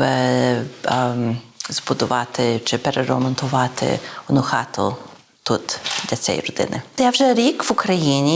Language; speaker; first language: Ukrainian; early bilingual, heritage; Ukrainian